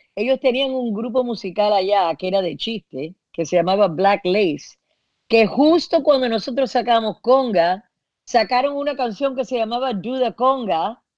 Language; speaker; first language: Spanish; early bilingual, heritage; Spanish